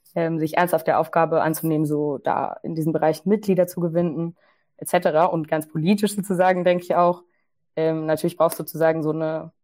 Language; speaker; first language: German; native; German